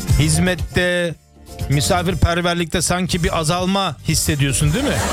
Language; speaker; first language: Turkish; early bilingual, heritage; Turkish